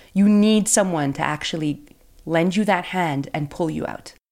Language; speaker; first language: English; native; English